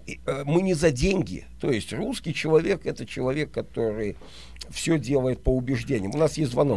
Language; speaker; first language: Russian; native; Russian